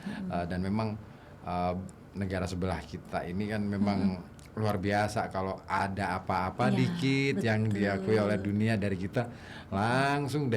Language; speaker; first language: Indonesian; native; Indonesian